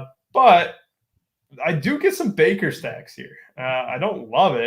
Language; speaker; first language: English; native; English